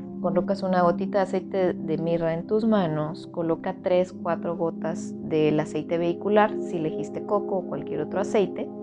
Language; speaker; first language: Spanish; native; Spanish